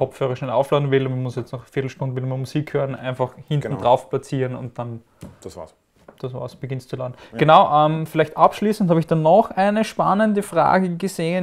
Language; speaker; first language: German; native; German